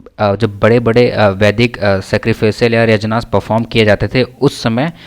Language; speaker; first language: Hindi; native; Hindi